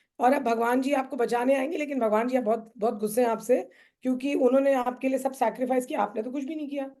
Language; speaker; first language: Hindi; native; Hindi